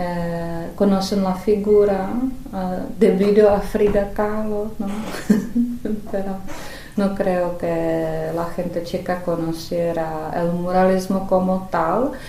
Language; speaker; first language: Spanish; non-native, fluent; Czech